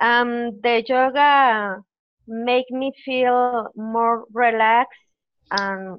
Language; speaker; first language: English; non-native, learner; Spanish